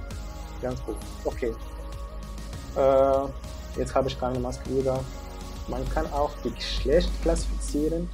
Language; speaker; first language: German; non-native, fluent; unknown